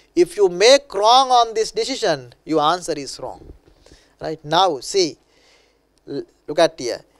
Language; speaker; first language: English; non-native, local second language; Sinhala